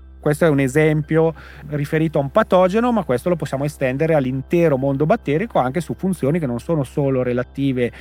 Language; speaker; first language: Italian; native; Italian